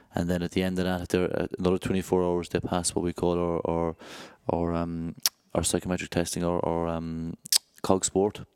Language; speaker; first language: English; native; English